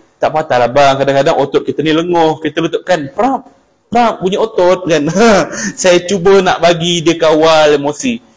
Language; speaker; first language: Malay; native; Malay